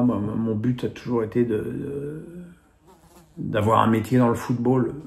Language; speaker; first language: French; native; French